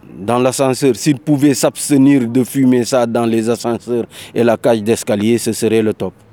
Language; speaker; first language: French; non-native, local second language; Wolof